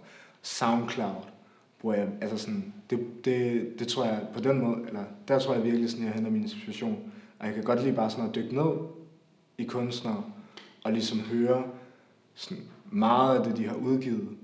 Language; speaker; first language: Danish; native; Danish